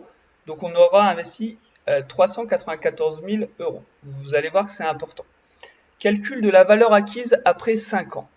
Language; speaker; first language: French; native; French